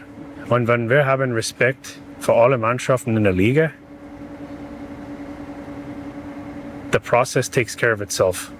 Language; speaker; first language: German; non-native, learner; English